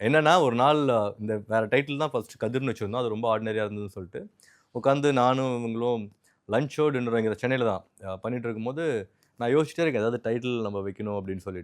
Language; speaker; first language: Tamil; native; Tamil